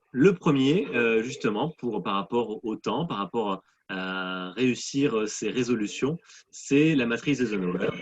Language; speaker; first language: French; native; French